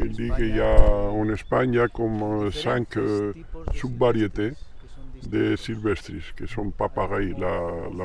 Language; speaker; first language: French; non-native, learner; Spanish